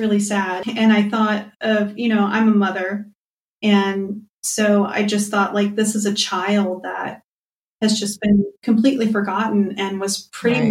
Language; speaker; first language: English; native; English